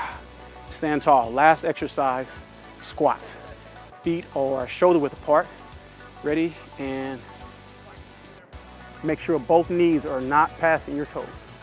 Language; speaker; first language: English; native; English